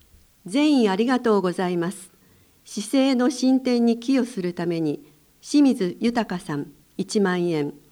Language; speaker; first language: Japanese; native; Japanese